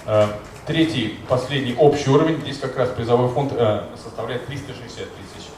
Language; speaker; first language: Russian; native; Russian